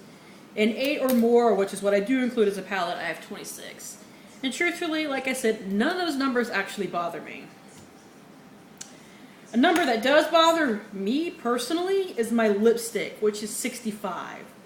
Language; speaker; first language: English; native; English